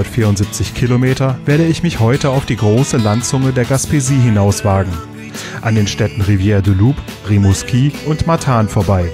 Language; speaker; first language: German; native; German